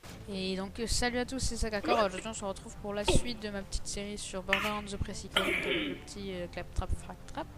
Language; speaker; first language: French; native; French